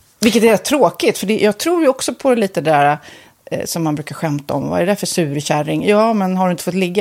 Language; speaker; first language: Swedish; native; Swedish